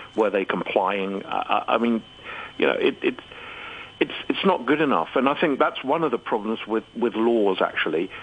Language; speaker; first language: English; native; English